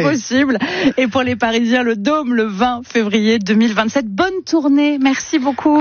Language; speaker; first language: French; native; French